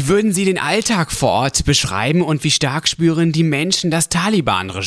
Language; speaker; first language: German; native; German